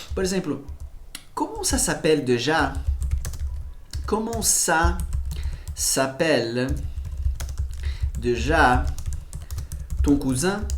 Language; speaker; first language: French; non-native, fluent; Portuguese